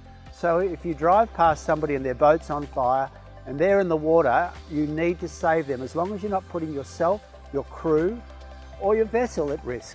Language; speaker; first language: English; native; English